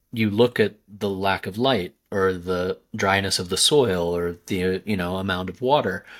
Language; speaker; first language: English; native; English